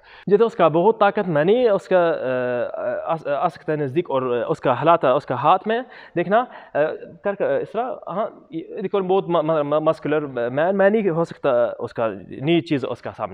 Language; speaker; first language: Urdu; non-native, local second language; Punjabi